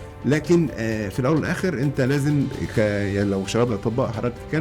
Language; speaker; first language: Arabic; native; Arabic